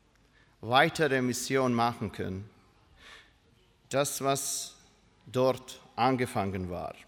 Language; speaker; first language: German; non-native, learner; Croatian